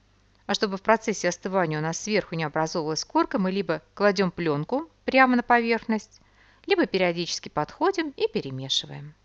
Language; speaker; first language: Russian; native; Russian